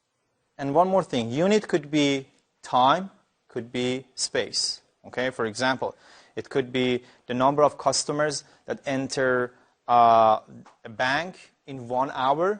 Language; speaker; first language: English; non-native, fluent; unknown